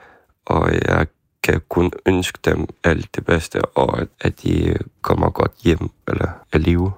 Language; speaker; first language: Danish; non-native, fluent; Ukrainian